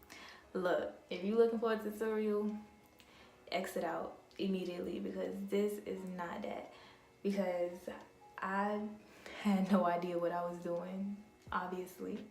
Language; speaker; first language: English; native; English